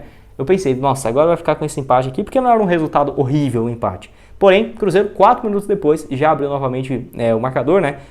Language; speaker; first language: Portuguese; native; Portuguese